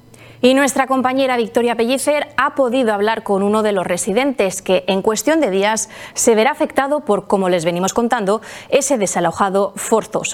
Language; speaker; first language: Spanish; native; Spanish